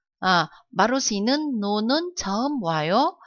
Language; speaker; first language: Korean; non-native, fluent; Vietnamese